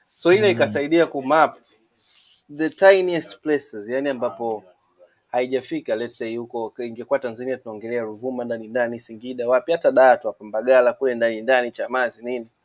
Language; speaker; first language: Swahili; native; Swahili